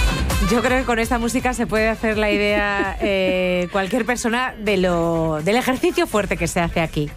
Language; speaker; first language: Spanish; native; Spanish